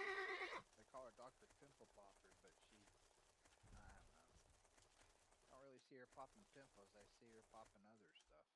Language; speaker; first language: English; native; English